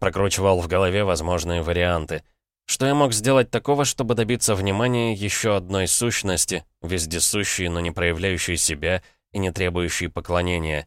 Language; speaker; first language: Russian; native; Russian